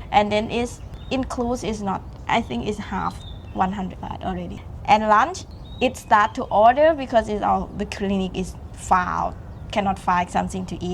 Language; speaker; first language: English; non-native, learner; Thai